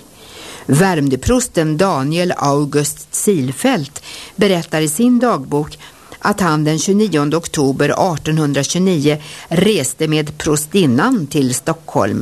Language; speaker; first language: Swedish; native; Swedish